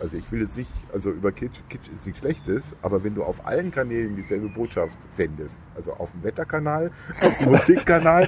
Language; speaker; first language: German; native; German